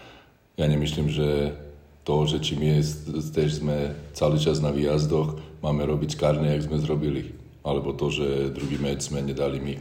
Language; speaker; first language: Polish; non-native, learner; Slovak